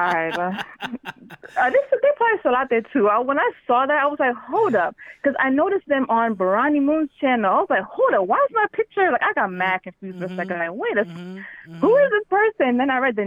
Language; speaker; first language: English; native; English